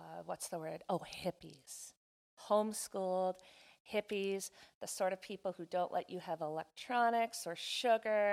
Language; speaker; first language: English; native; English